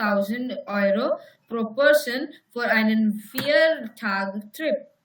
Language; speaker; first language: German; non-native, learner; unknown